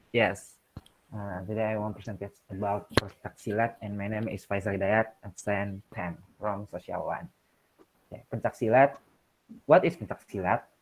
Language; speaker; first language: English; non-native, learner; Indonesian